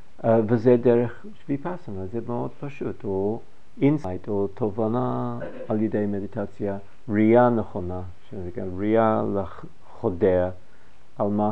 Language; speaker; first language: Hebrew; non-native, fluent; English